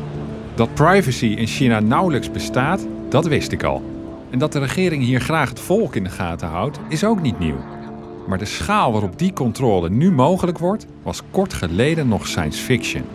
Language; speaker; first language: Dutch; native; Dutch